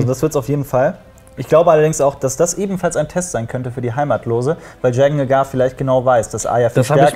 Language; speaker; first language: German; native; German